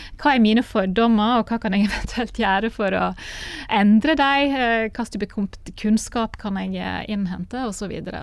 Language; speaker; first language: Norwegian; native; Norwegian